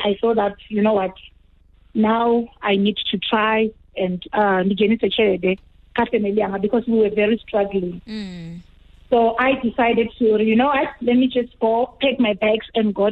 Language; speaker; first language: English; non-native, local second language; Venda